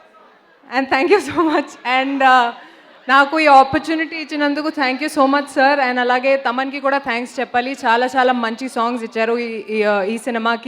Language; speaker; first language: Telugu; non-native, fluent; Hindi